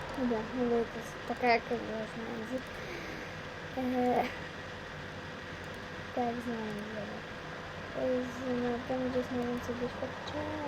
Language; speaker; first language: Polish; native; Polish